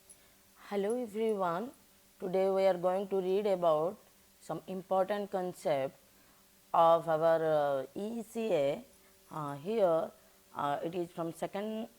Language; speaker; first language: English; non-native, local second language; Odia